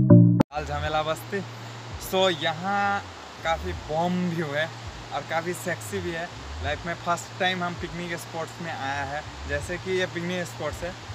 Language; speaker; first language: Hindi; non-native, local second language; Bangla